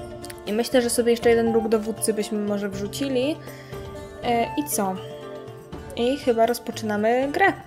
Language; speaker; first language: Polish; native; Polish